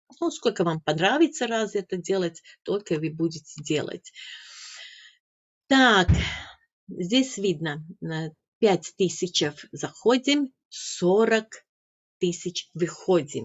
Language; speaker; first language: Russian; non-native, fluent; Latvian